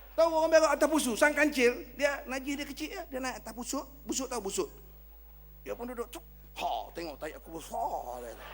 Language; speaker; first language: Malay; native; Malay